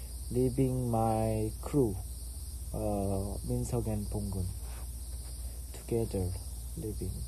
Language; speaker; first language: English; non-native, learner; Korean